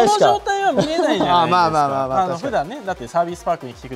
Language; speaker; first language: Japanese; native; Japanese